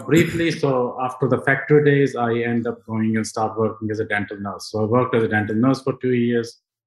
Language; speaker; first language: English; non-native, local second language; Punjabi